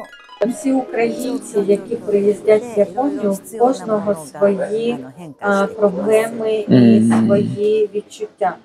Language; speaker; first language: Ukrainian; non-native, fluent; Japanese